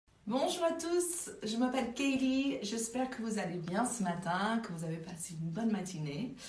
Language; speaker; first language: French; non-native, fluent; English